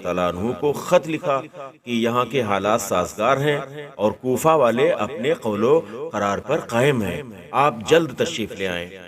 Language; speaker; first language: Urdu; native; Urdu